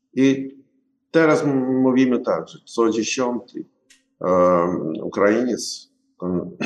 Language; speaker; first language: Polish; non-native, learner; Ukrainian